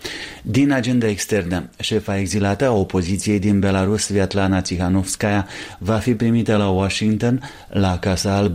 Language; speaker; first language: Romanian; native; Romanian